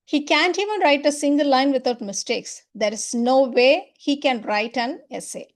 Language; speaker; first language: English; non-native, local second language; Tamil